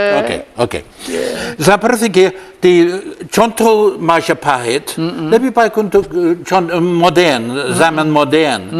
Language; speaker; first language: Indonesian; non-native, learner; English